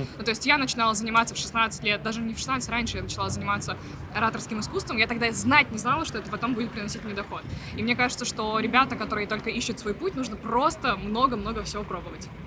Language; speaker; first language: Russian; native; Russian